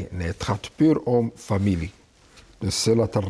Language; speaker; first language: Dutch; early bilingual, other home language; Arabic